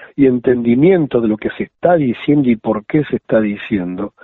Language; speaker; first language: Spanish; native; Spanish